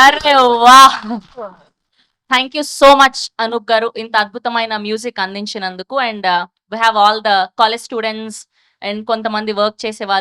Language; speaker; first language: Telugu; native; Telugu